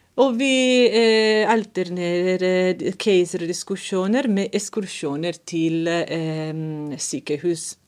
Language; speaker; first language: Norwegian; non-native, fluent; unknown